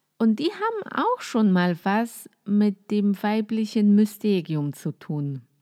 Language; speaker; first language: German; non-native, fluent; Polish